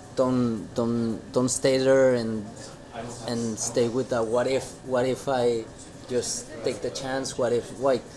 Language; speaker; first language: English; non-native, fluent; Spanish